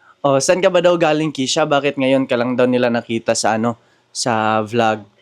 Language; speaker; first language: Filipino; native; Filipino